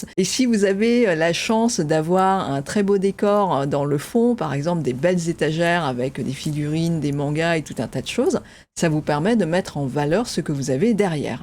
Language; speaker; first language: French; native; French